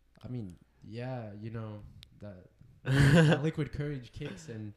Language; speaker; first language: English; early bilingual, other home language; Spanish